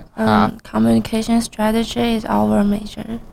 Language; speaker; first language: English; non-native, learner; Chinese